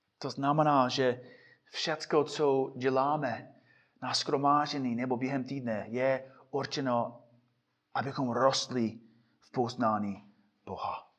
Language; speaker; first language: Czech; non-native, fluent; English